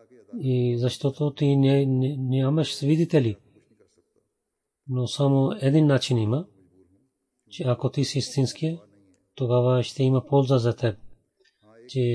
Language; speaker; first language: Bulgarian; non-native, learner; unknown